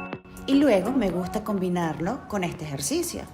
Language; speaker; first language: Spanish; native; Spanish